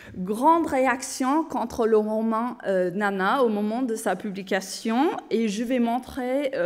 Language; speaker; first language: French; non-native, fluent; English